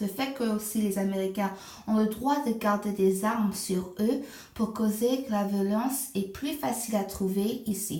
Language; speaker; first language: French; non-native, fluent; English